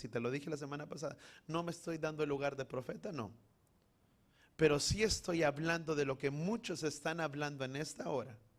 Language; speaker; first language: Spanish; native; Spanish